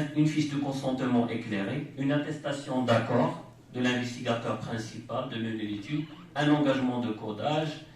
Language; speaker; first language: French; non-native, local second language; Arabic